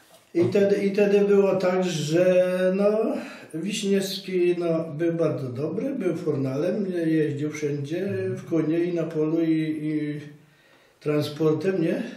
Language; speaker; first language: Polish; native; Polish